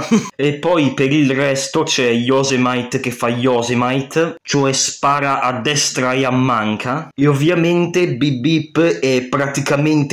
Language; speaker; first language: Italian; native; Italian